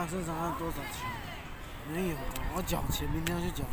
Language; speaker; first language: Chinese; non-native, learner; Javanese